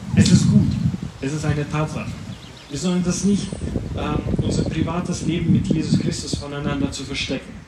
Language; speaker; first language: German; non-native, fluent; Latvian